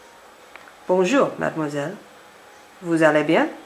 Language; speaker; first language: French; non-native, learner; English